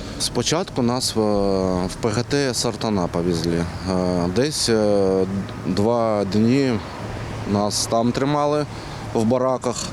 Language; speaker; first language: Ukrainian; non-native, local second language; Russian